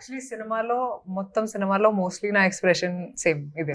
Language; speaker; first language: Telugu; non-native, fluent; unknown